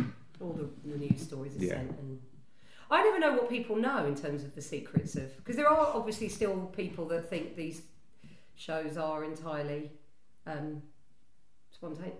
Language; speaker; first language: English; native; English